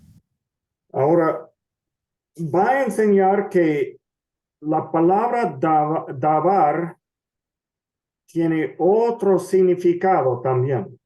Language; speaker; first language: Spanish; non-native, fluent; English